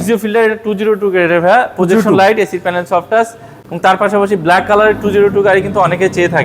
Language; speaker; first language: Bangla; native; Bangla